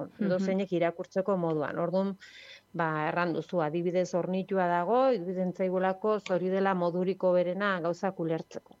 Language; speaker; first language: Basque; native; Basque